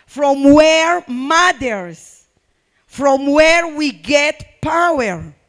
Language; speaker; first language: English; non-native, learner; Arabic